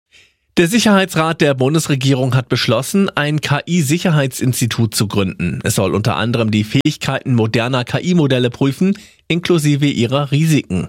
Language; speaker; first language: German; native; German